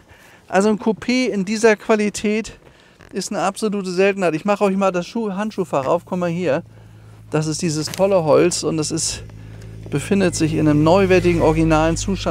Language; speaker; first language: German; native; German